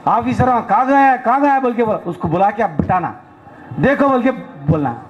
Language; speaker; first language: Hindi; non-native, local second language; Telugu